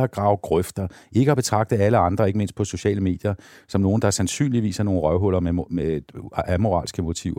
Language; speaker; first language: Danish; native; Danish